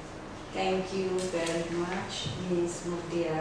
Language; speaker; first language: English; non-native, fluent; Indonesian